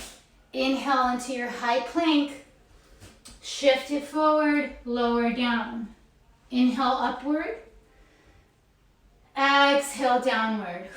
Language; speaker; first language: English; native; English